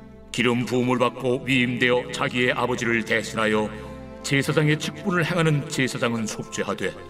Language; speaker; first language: Korean; native; Korean